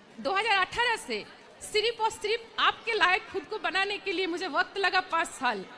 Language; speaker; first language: Hindi; non-native, local second language; Bangla